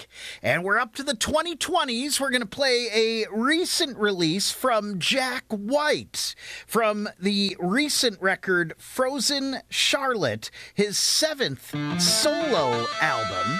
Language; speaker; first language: English; native; English